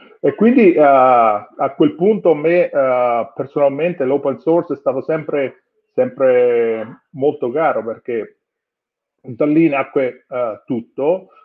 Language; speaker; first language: Italian; native; Italian